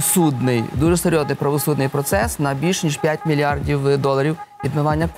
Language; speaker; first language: Ukrainian; native; Ukrainian